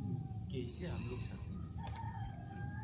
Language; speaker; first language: Hindi; non-native, local second language; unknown